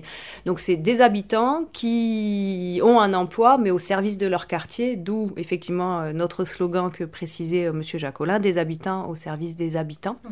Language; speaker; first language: French; native; French